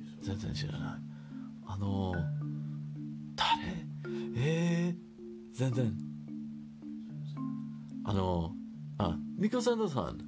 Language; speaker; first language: Japanese; non-native, learner; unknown